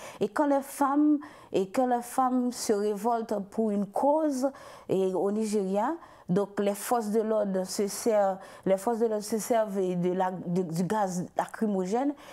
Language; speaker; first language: French; non-native, local second language; Haitian Creole